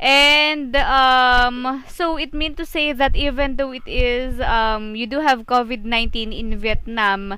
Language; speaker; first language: English; non-native, fluent; Filipino